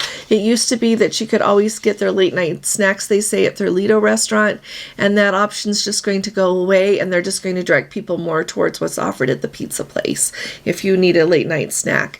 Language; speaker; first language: English; native; English